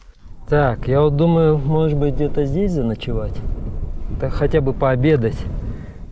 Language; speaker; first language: Russian; native; Russian